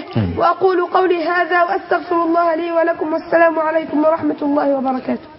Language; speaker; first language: Arabic; native; Arabic